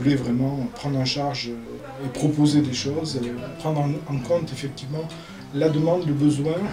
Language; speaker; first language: French; native; French